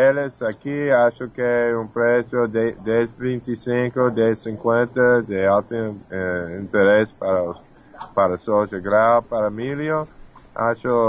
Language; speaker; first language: Portuguese; non-native, fluent; English